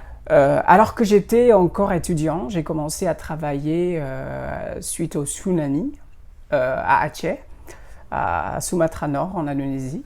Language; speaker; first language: French; non-native, fluent; Indonesian